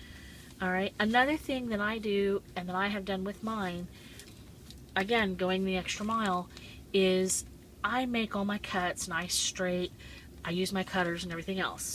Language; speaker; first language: English; native; English